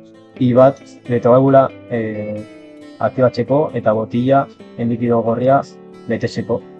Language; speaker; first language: Basque; non-native, local second language; Spanish